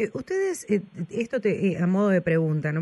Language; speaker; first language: Spanish; native; Spanish